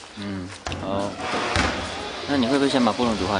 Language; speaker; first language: Chinese; native; Chinese